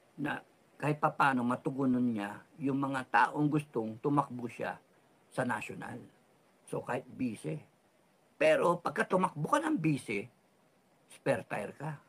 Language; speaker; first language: Filipino; non-native, local second language; Cebuano